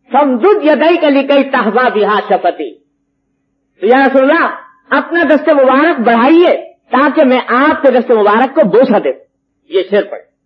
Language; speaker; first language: Urdu; native; Urdu